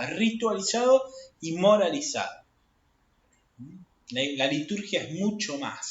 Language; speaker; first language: Spanish; native; Spanish